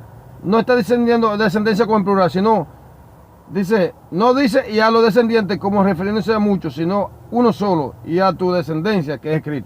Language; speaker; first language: Spanish; native; Spanish